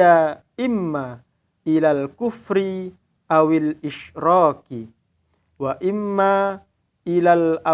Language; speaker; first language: Arabic; non-native, fluent; Indonesian